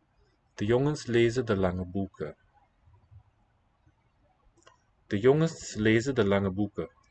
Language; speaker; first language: Dutch; non-native, learner; English